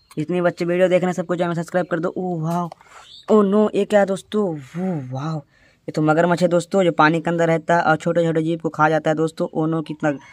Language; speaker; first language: Hindi; native; Hindi